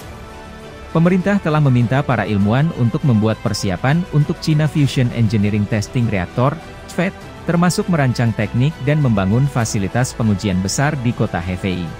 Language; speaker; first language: Indonesian; native; Indonesian